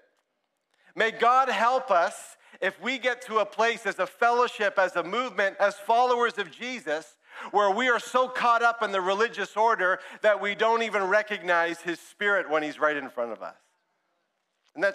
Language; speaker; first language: English; native; English